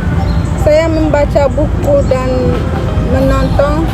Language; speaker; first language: Indonesian; non-native, learner; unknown